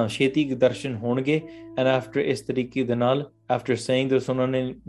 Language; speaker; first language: English; early bilingual, other home language; Punjabi